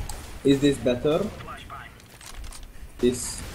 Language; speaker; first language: English; non-native, learner; Hungarian